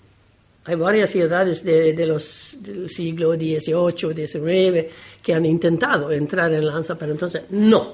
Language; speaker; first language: Spanish; non-native, fluent; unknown